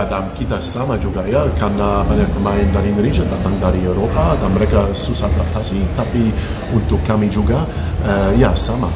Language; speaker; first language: Indonesian; non-native, fluent; English